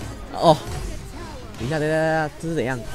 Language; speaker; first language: Chinese; native; Chinese